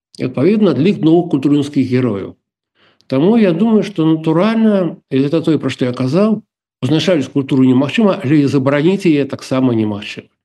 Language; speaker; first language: Belarusian; native; Belarusian